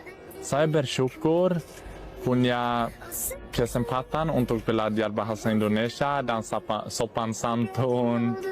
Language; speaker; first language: Indonesian; non-native, learner; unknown